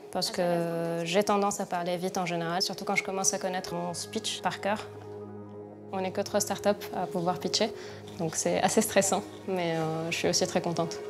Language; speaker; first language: French; non-native, local second language; Arabic